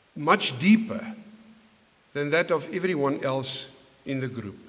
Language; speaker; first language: English; non-native, local second language; Afrikaans